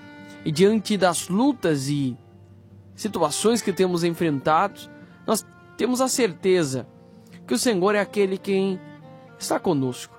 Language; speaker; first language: Portuguese; native; Portuguese